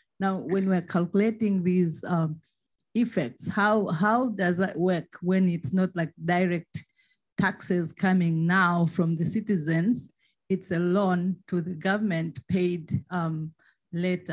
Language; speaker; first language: English; non-native, local second language; Swahili